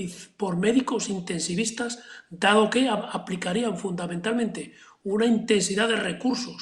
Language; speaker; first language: Spanish; native; Spanish